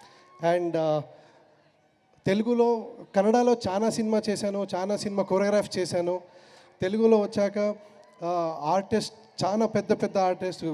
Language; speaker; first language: Telugu; non-native, learner; Kannada